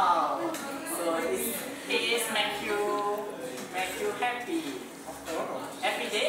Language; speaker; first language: English; non-native, learner; Indonesian